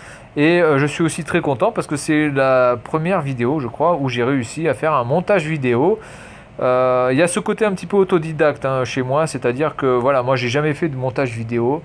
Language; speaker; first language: French; native; French